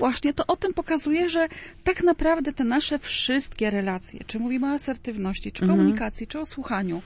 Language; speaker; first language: Polish; native; Polish